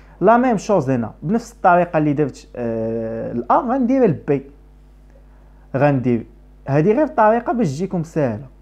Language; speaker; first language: Arabic; native; Arabic